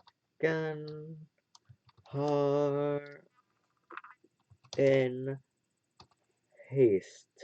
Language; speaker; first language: Swedish; non-native, learner; English